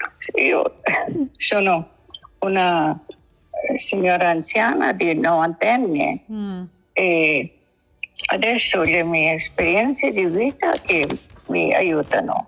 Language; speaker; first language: Italian; non-native, learner; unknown